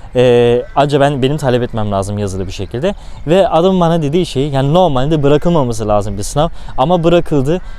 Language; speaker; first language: Turkish; early bilingual, heritage; Turkish